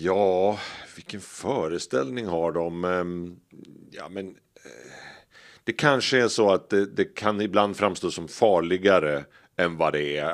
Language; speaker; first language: Swedish; native; Swedish